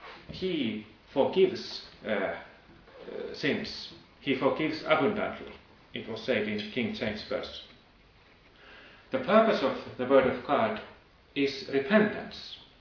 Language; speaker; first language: English; non-native, fluent; Finnish